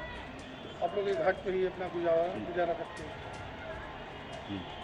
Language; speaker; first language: Hindi; native; Hindi